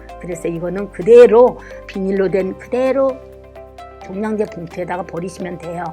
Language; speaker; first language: Korean; native; Korean